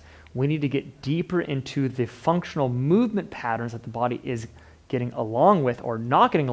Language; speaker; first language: English; native; English